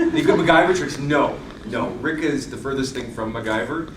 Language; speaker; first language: English; native; English